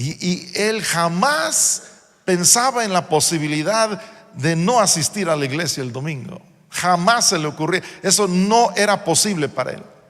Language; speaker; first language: Spanish; non-native, local second language; English